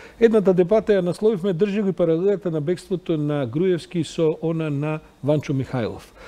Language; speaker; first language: Macedonian; native; Macedonian